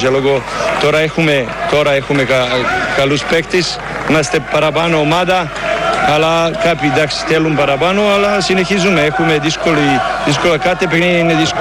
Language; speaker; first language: Greek; non-native, learner; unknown